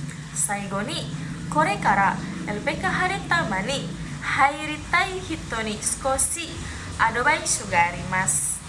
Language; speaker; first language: Japanese; non-native, learner; Indonesian